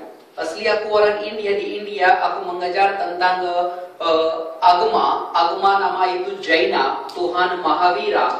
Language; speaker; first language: Indonesian; non-native, fluent; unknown